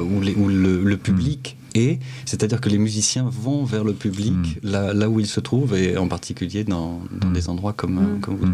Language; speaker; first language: French; native; French